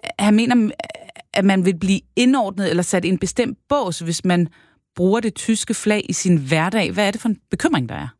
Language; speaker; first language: Danish; native; Danish